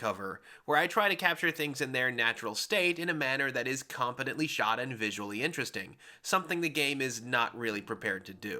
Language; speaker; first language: English; native; English